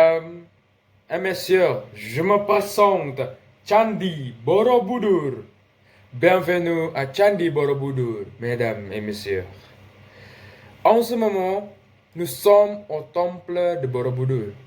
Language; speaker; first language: French; non-native, learner; Indonesian